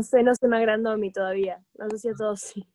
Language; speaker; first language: Spanish; native; Spanish